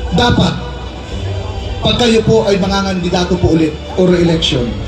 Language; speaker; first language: Filipino; native; Filipino